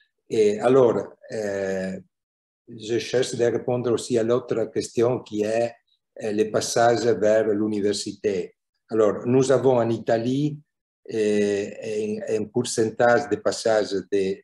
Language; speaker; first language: French; non-native, fluent; Italian